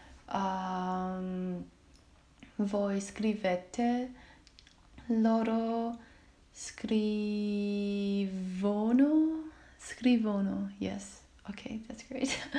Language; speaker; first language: Italian; non-native, learner; Chinese